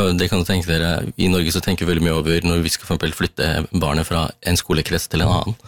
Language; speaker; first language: Norwegian; early bilingual, other home language; Tamil